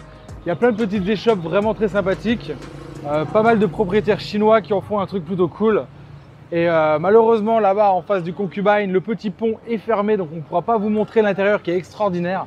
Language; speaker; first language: French; native; French